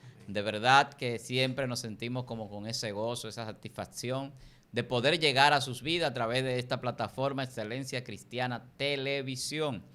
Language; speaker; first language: Spanish; native; Spanish